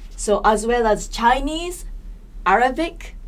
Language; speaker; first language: English; non-native, fluent; Japanese